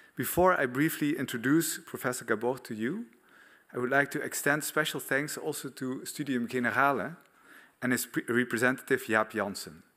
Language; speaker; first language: English; non-native, fluent; Dutch